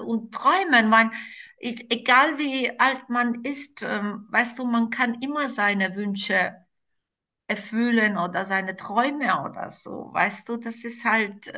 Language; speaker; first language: German; non-native, fluent; Croatian